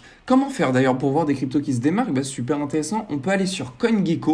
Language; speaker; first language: French; native; French